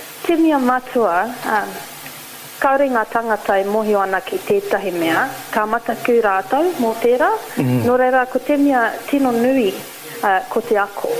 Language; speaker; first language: Māori; non-native, learner; Arabic